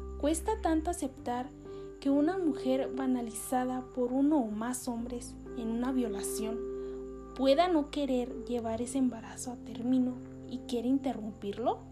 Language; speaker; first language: Spanish; native; Spanish